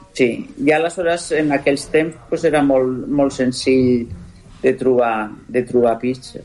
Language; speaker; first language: Catalan; non-native, local second language; Spanish